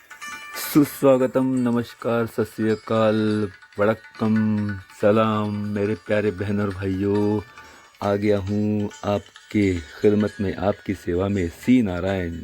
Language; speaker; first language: Hindi; non-native, local second language; Marathi